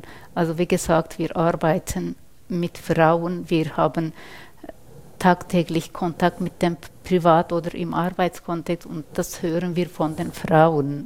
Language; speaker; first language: German; non-native, fluent; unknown